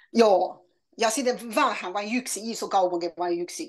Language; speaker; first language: Finnish; non-native, learner; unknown